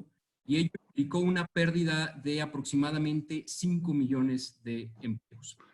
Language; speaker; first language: Spanish; native; Spanish